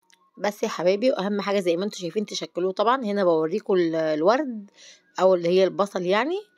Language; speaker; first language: Arabic; native; Arabic